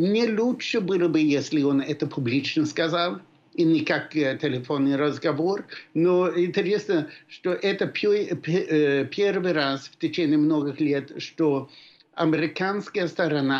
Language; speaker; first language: Russian; non-native, fluent; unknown